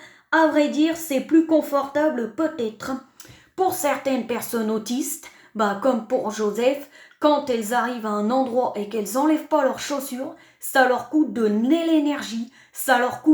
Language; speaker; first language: French; native; French